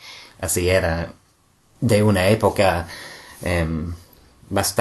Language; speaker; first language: Spanish; non-native, fluent; English